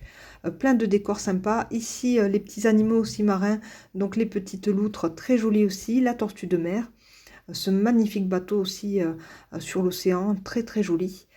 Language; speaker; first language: French; native; French